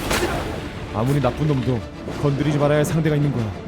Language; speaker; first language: Korean; native; Korean